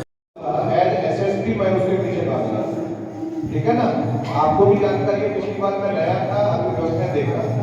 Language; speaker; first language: Hindi; native; Hindi